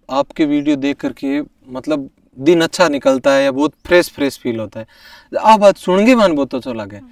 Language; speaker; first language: Hindi; native; Hindi